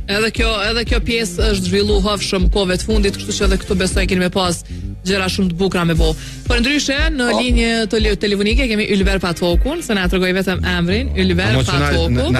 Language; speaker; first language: Albanian; native; Albanian